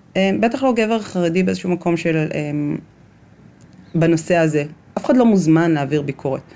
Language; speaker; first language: Hebrew; native; Hebrew